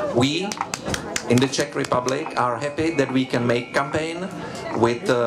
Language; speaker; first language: English; non-native, fluent; Czech